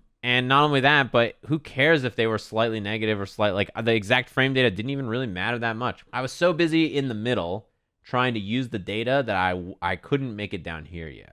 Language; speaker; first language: English; native; English